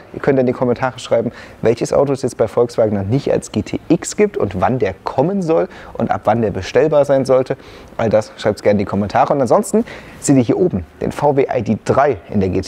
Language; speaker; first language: German; native; German